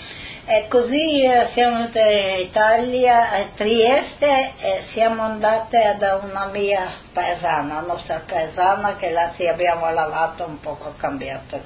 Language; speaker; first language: Italian; non-native, local second language; Slovenian